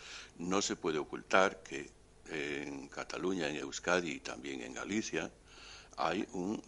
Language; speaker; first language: Spanish; native; Spanish